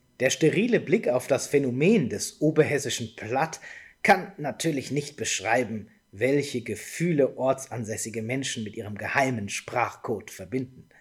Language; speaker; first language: German; native; German